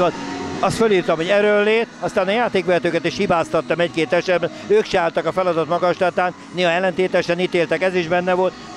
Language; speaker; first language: Hungarian; native; Hungarian